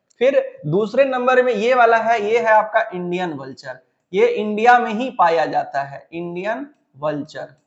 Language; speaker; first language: Hindi; native; Hindi